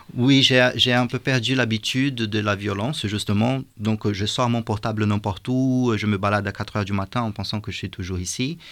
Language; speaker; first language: French; non-native, fluent; Portuguese